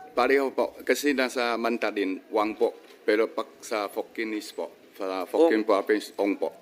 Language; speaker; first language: Filipino; non-native, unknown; Min Nan Chinese